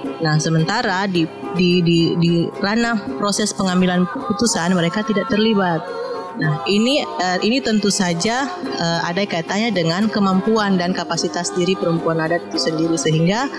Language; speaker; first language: Indonesian; non-native, local second language; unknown